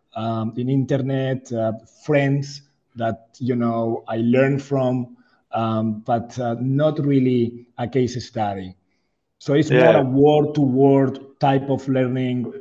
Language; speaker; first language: English; non-native, fluent; Spanish